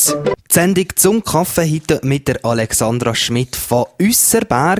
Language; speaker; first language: German; native; German